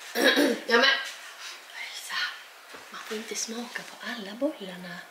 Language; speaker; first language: Swedish; native; Swedish